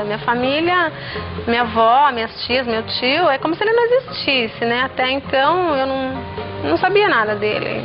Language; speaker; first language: Portuguese; native; Portuguese